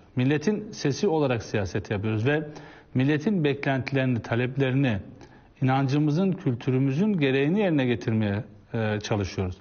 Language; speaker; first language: Turkish; native; Turkish